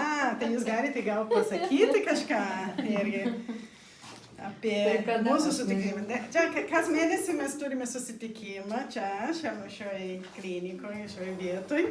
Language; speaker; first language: Lithuanian; non-native, learner; Portuguese